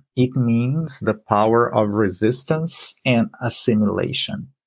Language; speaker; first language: English; non-native, fluent; Portuguese